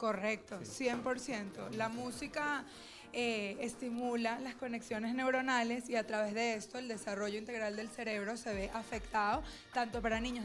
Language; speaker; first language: Spanish; native; Spanish